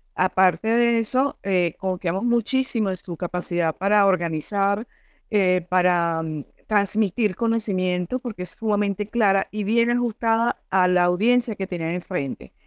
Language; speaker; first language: Spanish; native; Spanish